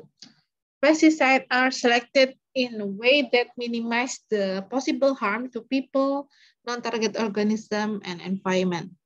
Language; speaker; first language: English; non-native, fluent; Indonesian